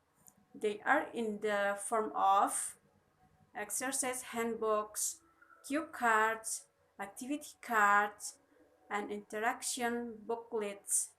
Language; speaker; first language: English; non-native, learner; Indonesian